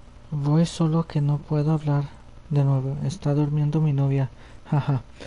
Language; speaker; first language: Spanish; native; Spanish